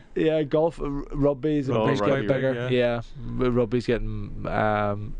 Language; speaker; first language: English; native; English